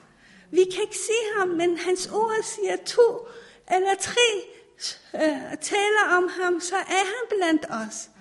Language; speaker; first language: Danish; non-native, fluent; Persian